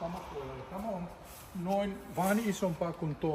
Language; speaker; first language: Finnish; non-native, learner; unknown